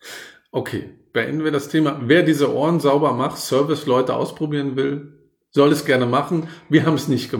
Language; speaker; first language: German; native; German